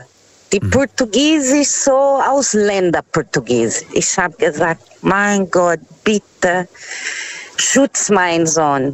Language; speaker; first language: German; non-native, fluent; Portuguese